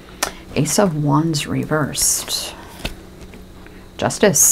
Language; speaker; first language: English; native; English